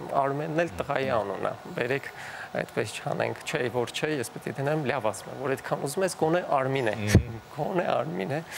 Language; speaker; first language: Armenian; native; Armenian